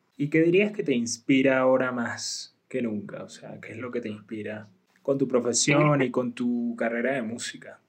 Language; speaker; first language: Spanish; native; Spanish